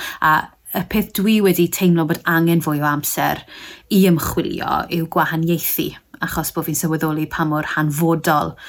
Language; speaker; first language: Welsh; native; Welsh